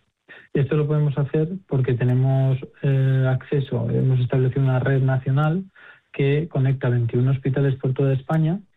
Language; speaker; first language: Spanish; native; Spanish